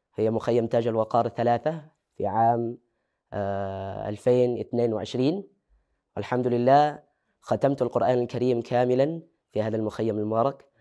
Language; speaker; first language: Arabic; non-native, learner; Indonesian